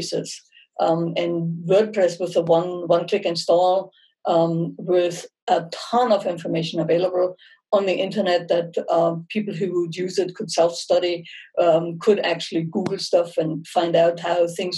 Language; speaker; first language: English; non-native, fluent; German